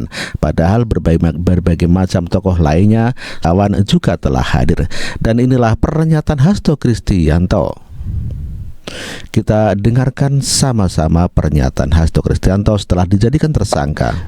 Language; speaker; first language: Indonesian; native; Indonesian